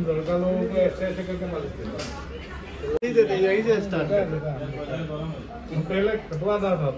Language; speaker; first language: Hindi; non-native, local second language; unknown